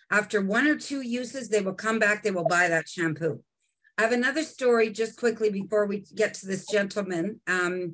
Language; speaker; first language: English; native; English